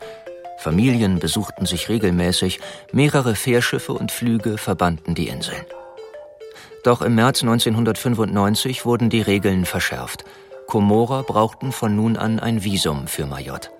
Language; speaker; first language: German; native; German